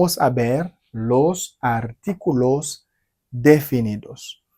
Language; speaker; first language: Spanish; non-native, fluent; Haitian Creole